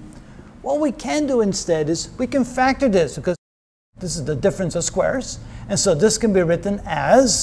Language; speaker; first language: English; native; English